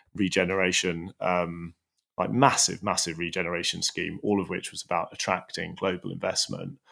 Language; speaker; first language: English; native; English